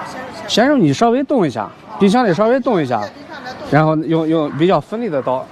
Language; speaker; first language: Chinese; native; Chinese